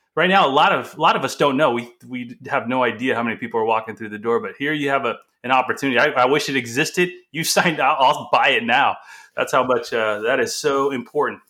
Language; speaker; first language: English; early bilingual, other home language; Portuguese